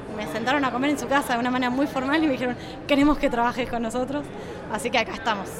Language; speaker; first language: Spanish; native; Spanish